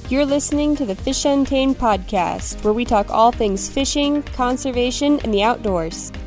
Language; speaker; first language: English; native; English